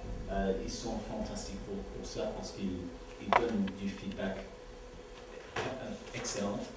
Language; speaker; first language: French; non-native, learner; English